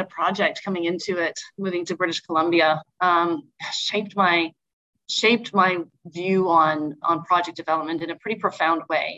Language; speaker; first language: English; native; English